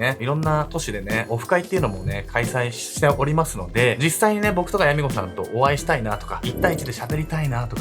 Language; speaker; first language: Japanese; native; Japanese